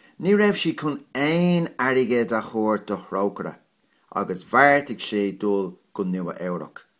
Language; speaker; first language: Irish; non-native, local second language; English